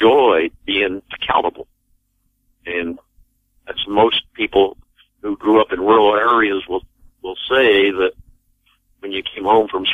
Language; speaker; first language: English; native; English